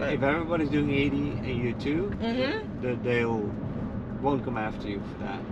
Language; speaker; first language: English; non-native, fluent; Dutch